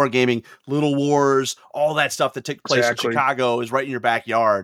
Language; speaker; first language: English; native; English